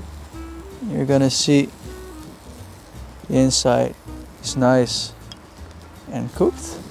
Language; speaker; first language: English; non-native, fluent; Dutch